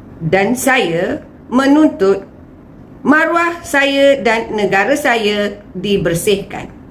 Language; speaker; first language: Malay; native; Malay